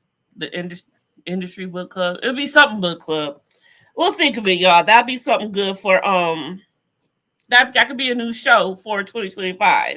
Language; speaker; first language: English; native; English